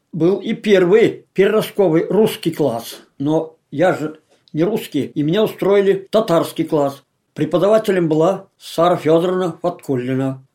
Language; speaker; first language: Russian; non-native, local second language; Tatar